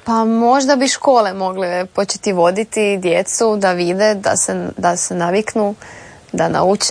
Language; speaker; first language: Serbian; native; Serbian